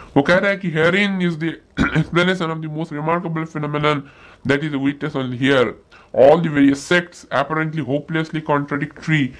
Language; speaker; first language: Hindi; non-native, local second language; Bangla